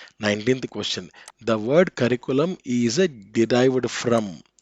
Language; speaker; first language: English; non-native, local second language; Telugu